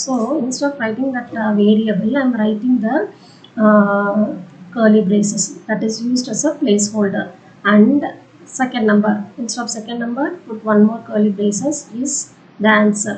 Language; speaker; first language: English; non-native, local second language; Tamil